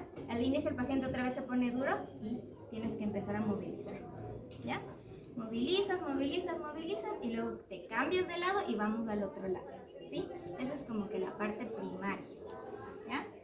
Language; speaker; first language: Spanish; native; Spanish